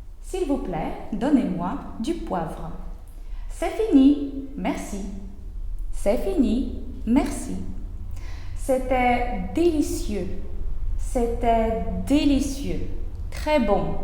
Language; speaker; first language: French; non-native, fluent; Ukrainian